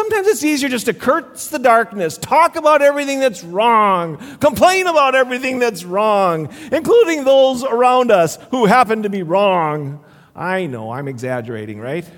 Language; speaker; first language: English; native; English